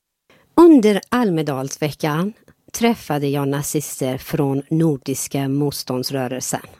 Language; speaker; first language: Swedish; non-native, fluent; Persian